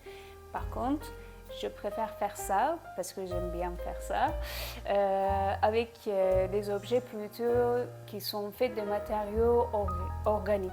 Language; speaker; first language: French; non-native, fluent; Turkish